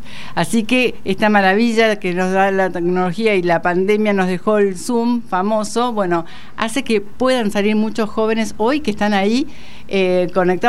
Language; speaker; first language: Spanish; native; Spanish